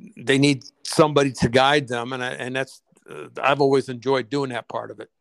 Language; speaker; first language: English; native; English